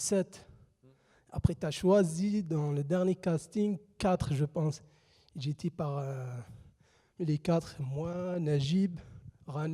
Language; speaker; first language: French; non-native, fluent; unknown